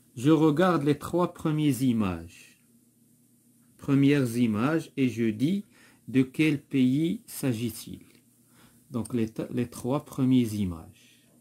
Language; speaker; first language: French; non-native, local second language; Arabic